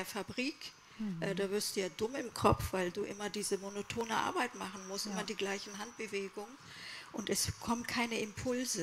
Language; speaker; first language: German; early bilingual, other home language; Kurdish